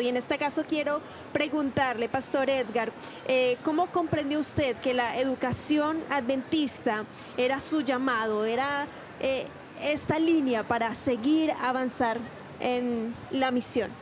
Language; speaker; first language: Spanish; native; Spanish